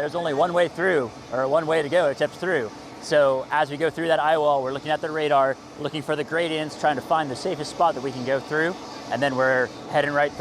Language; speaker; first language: English; native; English